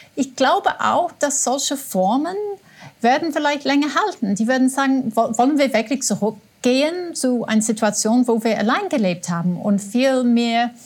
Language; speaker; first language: German; non-native, fluent; English